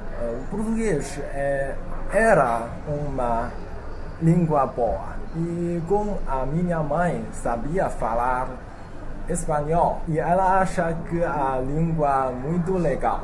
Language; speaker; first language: Portuguese; non-native, learner; Chinese